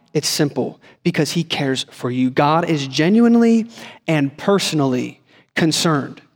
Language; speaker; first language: English; native; English